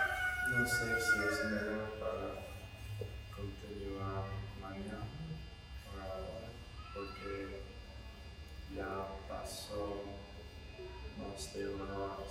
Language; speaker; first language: Spanish; non-native, fluent; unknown